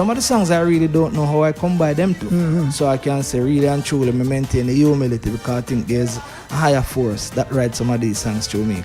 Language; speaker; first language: English; native; English